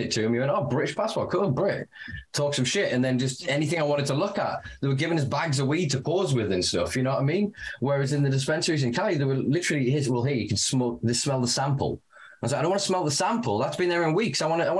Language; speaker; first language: English; native; English